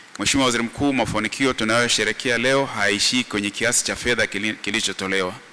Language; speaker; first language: Swahili; native; Swahili